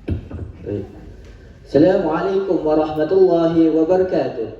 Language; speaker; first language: Arabic; non-native, learner; Malay